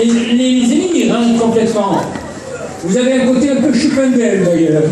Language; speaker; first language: French; native; French